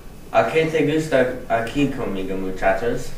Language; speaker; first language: Spanish; non-native, learner; English